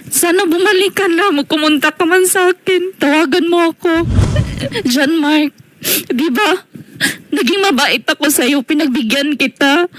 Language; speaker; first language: Filipino; non-native, local second language; Cebuano